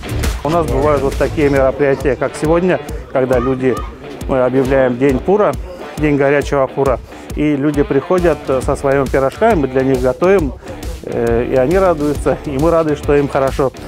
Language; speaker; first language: Russian; native; Russian